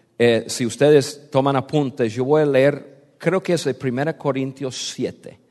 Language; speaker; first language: Spanish; non-native, fluent; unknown